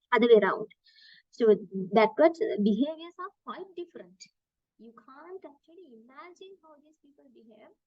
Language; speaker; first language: English; non-native, local second language; Sinhala